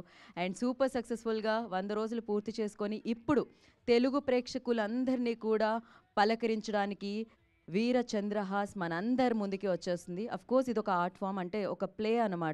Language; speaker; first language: Telugu; native; Telugu